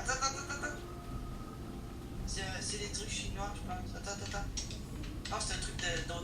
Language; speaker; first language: French; native; French